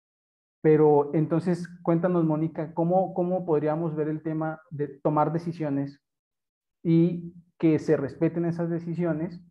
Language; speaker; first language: Spanish; native; Spanish